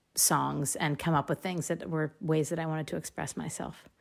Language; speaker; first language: English; native; English